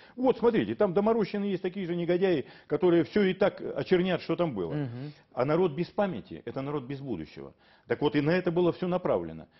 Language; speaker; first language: Russian; native; Russian